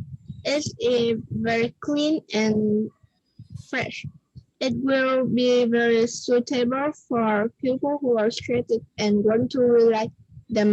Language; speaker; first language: English; non-native, learner; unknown